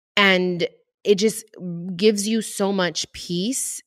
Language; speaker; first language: English; early bilingual, other home language; Spanish